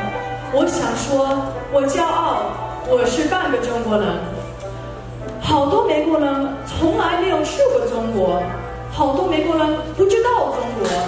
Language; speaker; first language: Chinese; early bilingual, heritage; Chinese